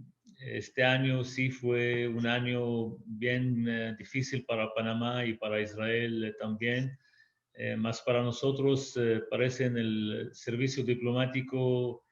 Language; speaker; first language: Spanish; non-native, fluent; Hebrew